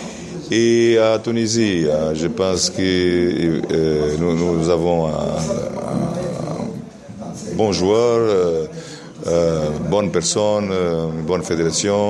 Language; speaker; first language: French; non-native, learner; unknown